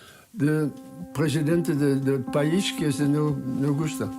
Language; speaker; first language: Spanish; non-native, learner; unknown